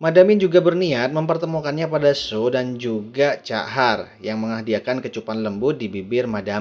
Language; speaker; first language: Indonesian; native; Indonesian